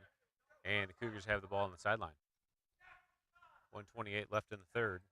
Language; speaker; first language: English; native; English